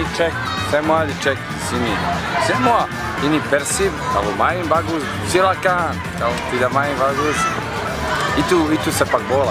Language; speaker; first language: Indonesian; non-native, learner; Serbian